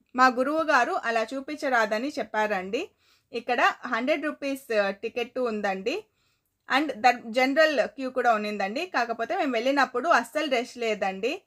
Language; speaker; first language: Telugu; non-native, local second language; Kannada